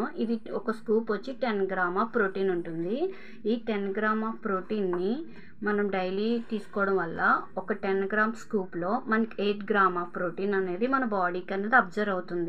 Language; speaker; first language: Telugu; native; Telugu